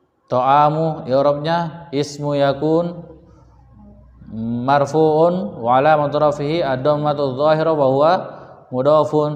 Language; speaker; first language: Arabic; non-native, fluent; Indonesian